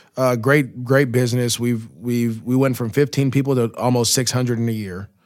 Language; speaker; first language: English; native; English